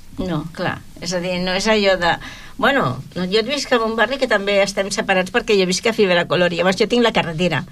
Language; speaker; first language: Catalan; native; Catalan